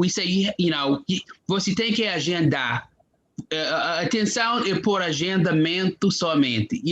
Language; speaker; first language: Portuguese; non-native, fluent; English